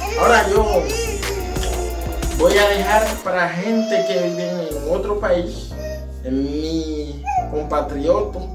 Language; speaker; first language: Spanish; non-native, learner; Haitian Creole